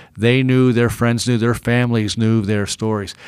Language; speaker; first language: English; native; English